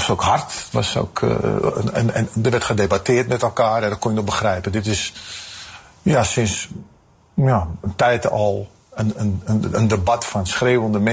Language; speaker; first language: Dutch; native; Dutch